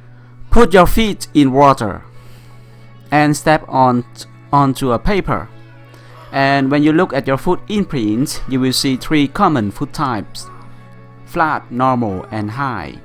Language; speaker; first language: English; non-native, fluent; Vietnamese